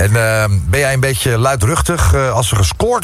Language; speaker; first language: Dutch; native; Dutch